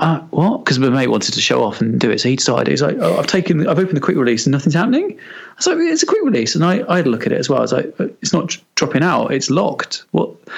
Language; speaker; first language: English; native; English